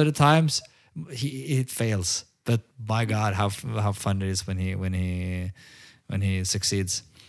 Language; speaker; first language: English; non-native, fluent; Norwegian